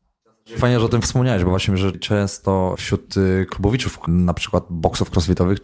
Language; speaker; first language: Polish; native; Polish